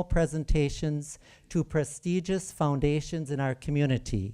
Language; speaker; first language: English; native; English